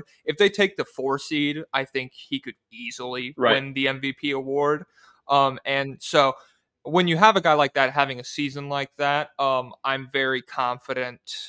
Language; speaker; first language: English; native; English